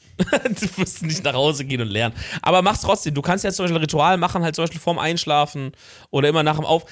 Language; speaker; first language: German; native; German